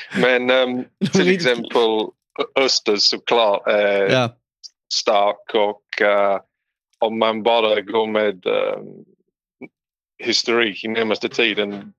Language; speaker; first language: Swedish; non-native, learner; English